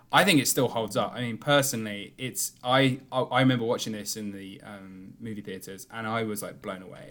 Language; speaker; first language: English; native; English